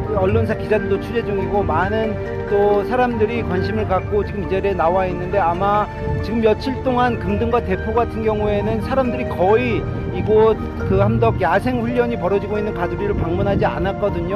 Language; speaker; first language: Korean; native; Korean